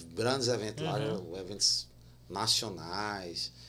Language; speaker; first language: Portuguese; native; Portuguese